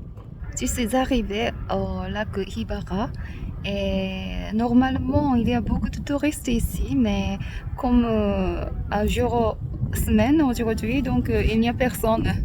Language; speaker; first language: French; non-native, learner; Japanese